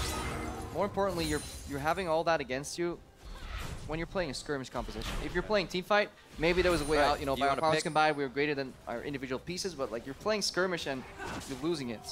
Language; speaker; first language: English; native; English